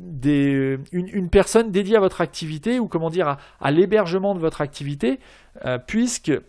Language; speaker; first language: French; native; French